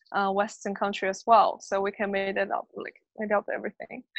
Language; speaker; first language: English; non-native, fluent; Chinese